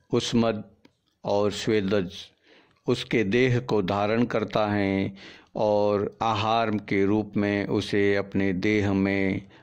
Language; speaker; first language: Hindi; native; Hindi